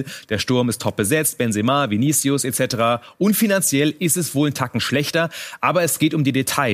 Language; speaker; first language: German; native; German